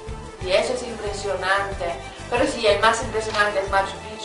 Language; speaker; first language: Spanish; non-native, fluent; German